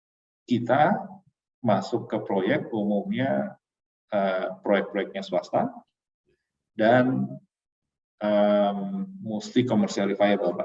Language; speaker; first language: Indonesian; native; Indonesian